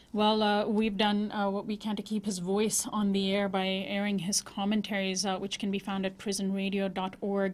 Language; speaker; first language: English; native; English